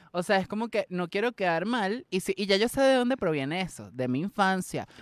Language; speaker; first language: Spanish; native; Spanish